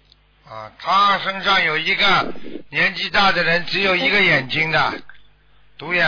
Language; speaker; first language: Chinese; native; Chinese